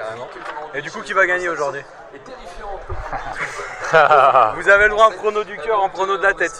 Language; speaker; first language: French; native; French